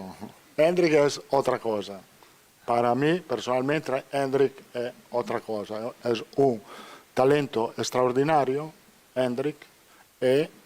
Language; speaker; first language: Portuguese; non-native, fluent; Italian